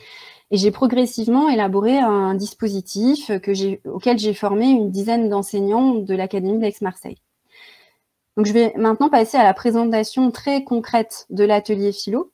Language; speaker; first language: French; native; French